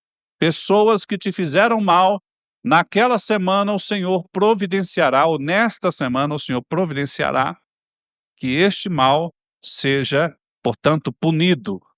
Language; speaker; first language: Portuguese; native; Portuguese